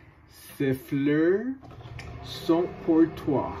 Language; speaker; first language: French; non-native, learner; English